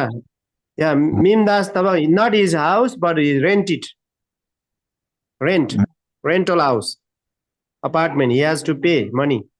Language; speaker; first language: English; non-native, learner; Nepali